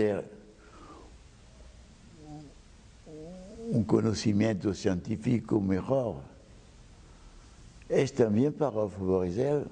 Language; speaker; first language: Spanish; non-native, fluent; French